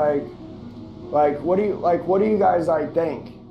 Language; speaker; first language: English; native; English